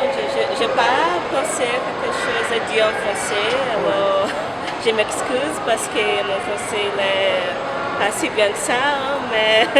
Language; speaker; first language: French; non-native, learner; Portuguese